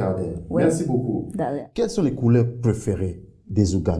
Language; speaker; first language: French; non-native, fluent; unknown